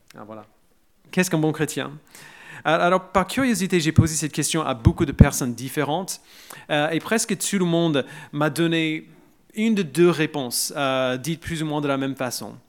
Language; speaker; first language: French; non-native, fluent; English